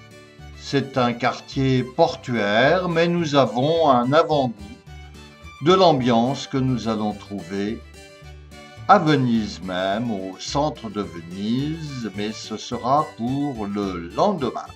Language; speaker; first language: French; native; French